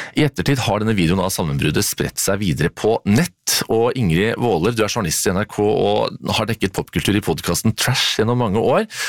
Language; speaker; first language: Norwegian; native; Norwegian